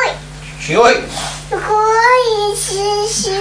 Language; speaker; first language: Japanese; native; Japanese